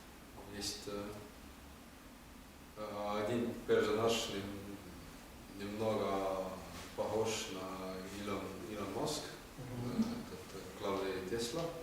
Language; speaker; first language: Russian; non-native, learner; Estonian